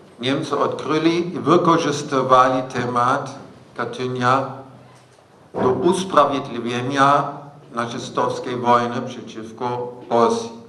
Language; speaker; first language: Polish; non-native, fluent; German